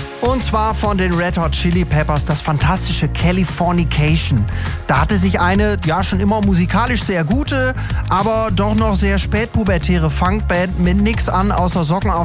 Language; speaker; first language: German; native; German